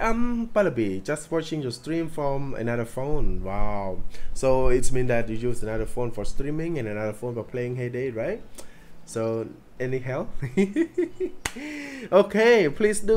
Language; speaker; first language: English; non-native, learner; Khmer